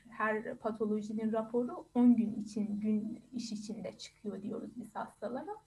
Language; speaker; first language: Turkish; non-native, fluent; Persian